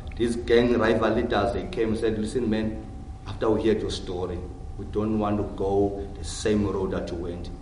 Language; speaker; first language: English; non-native, local second language; Xhosa